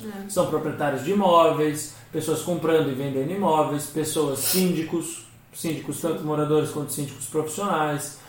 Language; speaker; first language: Portuguese; native; Portuguese